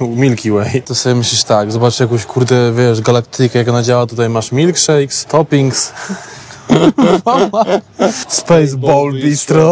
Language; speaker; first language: Polish; native; Polish